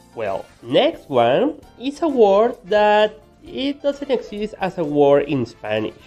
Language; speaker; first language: English; non-native, fluent; Spanish